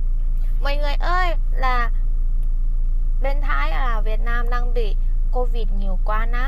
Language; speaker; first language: Vietnamese; non-native, learner; Thai